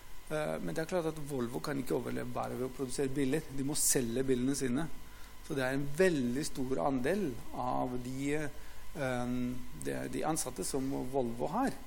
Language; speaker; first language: Norwegian; non-native, fluent; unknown